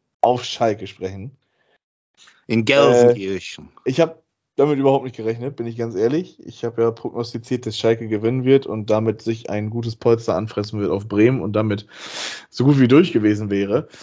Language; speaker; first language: German; native; German